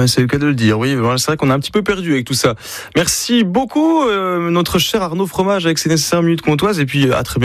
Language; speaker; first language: French; native; French